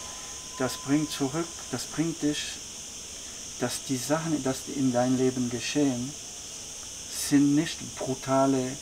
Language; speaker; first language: German; non-native, fluent; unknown